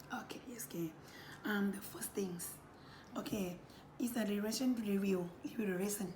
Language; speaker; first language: English; non-native, learner; Thai